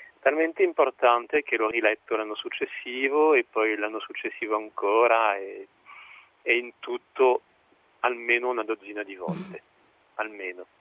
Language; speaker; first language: Italian; non-native, fluent; French